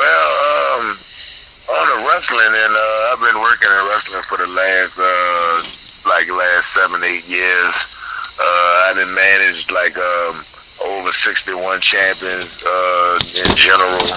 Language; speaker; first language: English; native; English